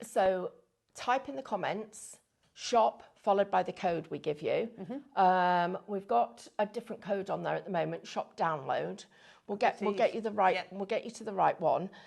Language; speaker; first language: English; native; English